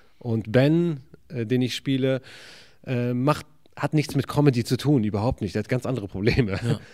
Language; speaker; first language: German; early bilingual, other home language; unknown